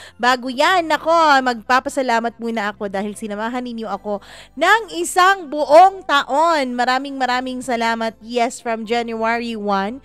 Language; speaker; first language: Filipino; non-native, local second language; Cebuano